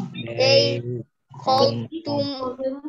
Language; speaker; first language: English; non-native, learner; Indonesian